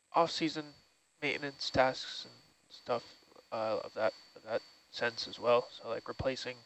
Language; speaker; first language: English; native; English